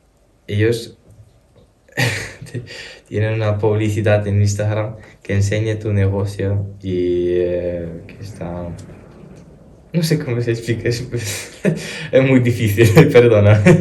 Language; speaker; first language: Spanish; early bilingual, other home language; Ukrainian